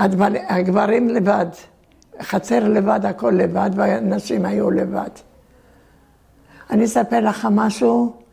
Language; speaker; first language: Hebrew; early bilingual, other home language; Turkish